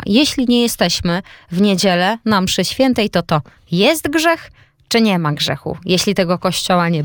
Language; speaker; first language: Polish; native; Polish